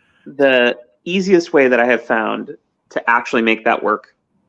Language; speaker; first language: English; native; English